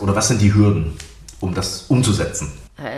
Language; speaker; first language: German; native; German